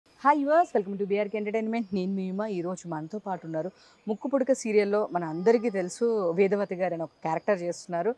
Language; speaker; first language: Telugu; native; Telugu